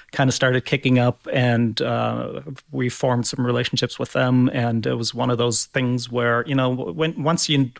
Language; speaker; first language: English; non-native, fluent; German